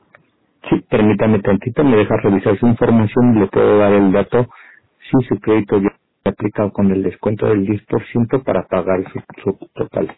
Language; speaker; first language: Spanish; native; Spanish